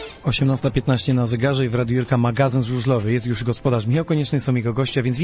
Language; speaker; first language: Polish; native; Polish